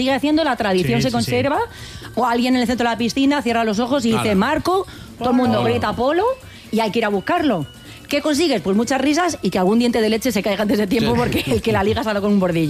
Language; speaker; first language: Spanish; native; Spanish